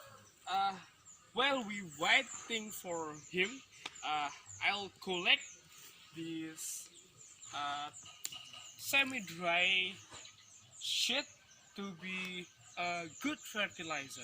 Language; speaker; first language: English; non-native, fluent; Indonesian